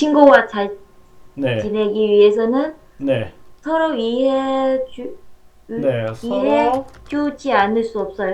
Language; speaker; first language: Korean; non-native, learner; Vietnamese